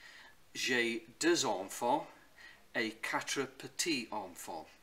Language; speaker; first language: French; non-native, learner; English